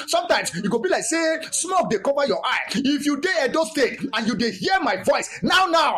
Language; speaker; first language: Nigerian Pidgin; non-native, local second language; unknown